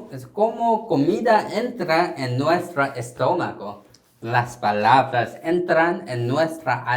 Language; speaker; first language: Spanish; non-native, learner; Korean